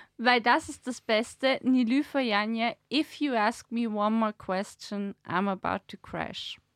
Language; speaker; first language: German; native; German